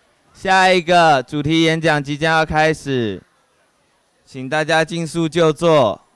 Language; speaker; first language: Chinese; native; Chinese